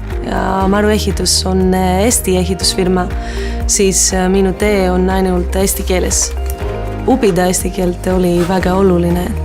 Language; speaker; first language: Estonian; non-native, learner; Greek